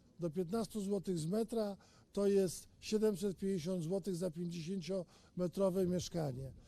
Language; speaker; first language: Polish; native; Polish